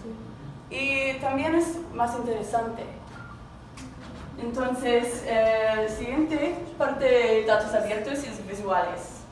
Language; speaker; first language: Spanish; non-native, learner; English